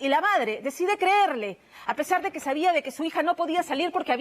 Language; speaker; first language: Spanish; native; Spanish